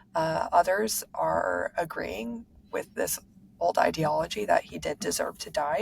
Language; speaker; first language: English; native; English